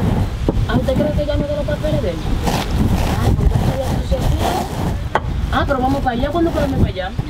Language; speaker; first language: Spanish; native; Spanish